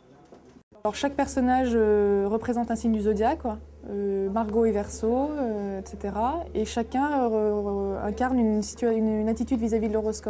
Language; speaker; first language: French; native; French